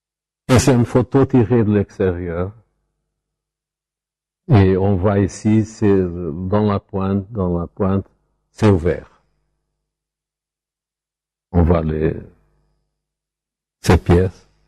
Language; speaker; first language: French; non-native, fluent; Portuguese